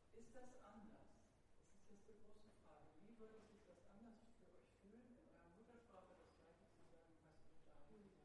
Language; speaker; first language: German; native; German